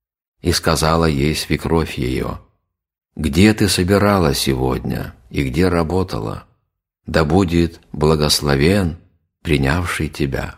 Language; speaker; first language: Russian; native; Russian